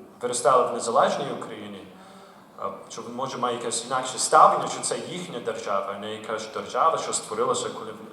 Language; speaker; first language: Ukrainian; early bilingual, heritage; Ukrainian